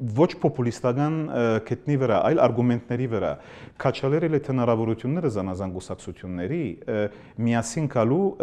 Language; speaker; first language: Armenian; early bilingual, heritage; Armenian